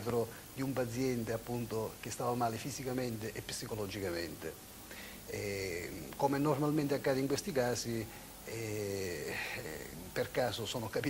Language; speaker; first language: Italian; native; Italian